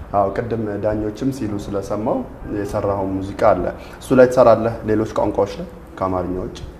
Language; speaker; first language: Amharic; native; Amharic